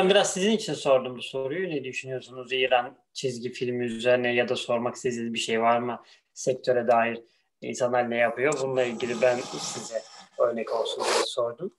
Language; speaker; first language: Turkish; native; Turkish